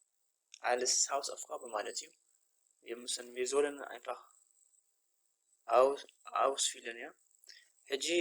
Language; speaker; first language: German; non-native, fluent; Tigrinya